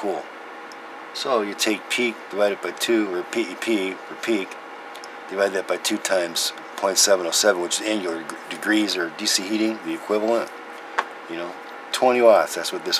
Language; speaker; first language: English; native; English